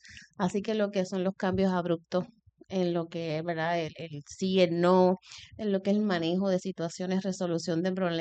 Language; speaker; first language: Spanish; native; Spanish